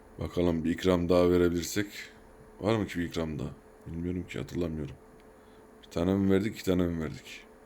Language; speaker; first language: Turkish; early bilingual, heritage; Turkish